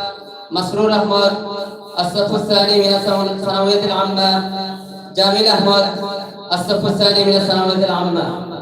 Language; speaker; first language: Arabic; non-native, learner; Bangla